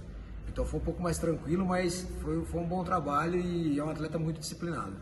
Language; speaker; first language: Portuguese; native; Portuguese